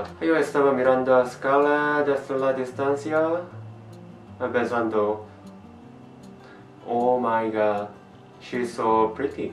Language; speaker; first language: Spanish; non-native, learner; Korean